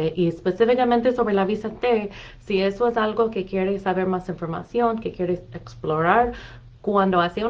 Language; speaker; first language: Spanish; non-native, fluent; English